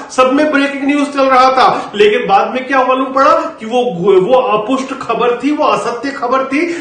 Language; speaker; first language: Hindi; native; Hindi